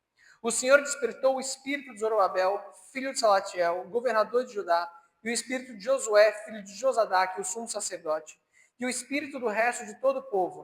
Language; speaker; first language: Portuguese; native; Portuguese